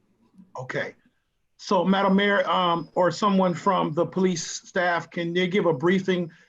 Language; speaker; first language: English; native; English